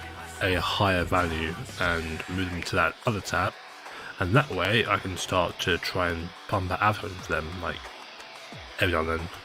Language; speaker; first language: English; native; English